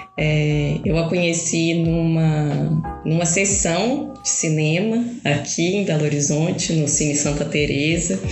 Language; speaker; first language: Portuguese; native; Portuguese